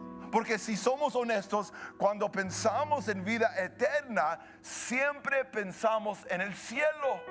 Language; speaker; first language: Spanish; early bilingual, heritage; Spanish